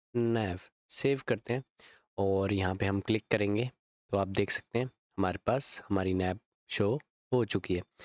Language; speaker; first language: Hindi; native; Hindi